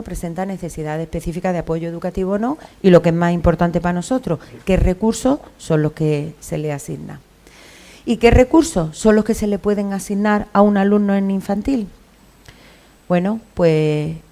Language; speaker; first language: Spanish; native; Spanish